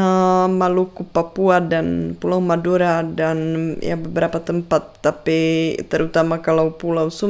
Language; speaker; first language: Indonesian; non-native, fluent; Czech